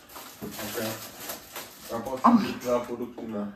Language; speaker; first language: Russian; non-native, learner; German